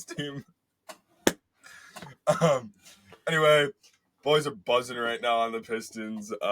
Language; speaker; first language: English; native; English